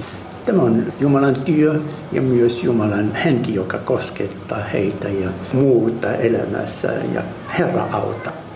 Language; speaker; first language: Finnish; non-native, learner; Arabic